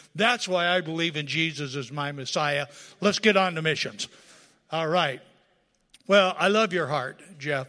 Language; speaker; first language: English; native; English